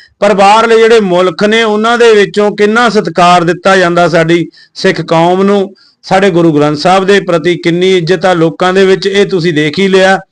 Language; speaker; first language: Punjabi; native; Punjabi